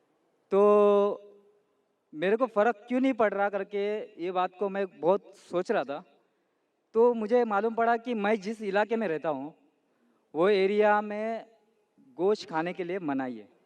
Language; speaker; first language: Hindi; non-native, local second language; Marathi